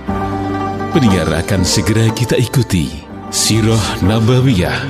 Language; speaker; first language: Indonesian; native; Indonesian